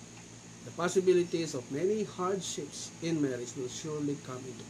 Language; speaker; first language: English; non-native, local second language; Filipino